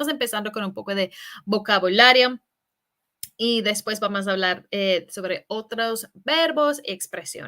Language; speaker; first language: Spanish; non-native, fluent; English